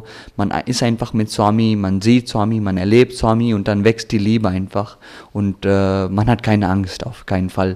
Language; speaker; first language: German; early bilingual, heritage; German